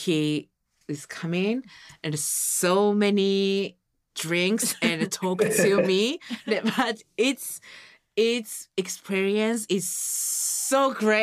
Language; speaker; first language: English; non-native, learner; Japanese